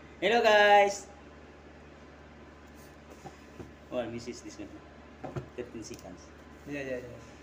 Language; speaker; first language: English; non-native, learner; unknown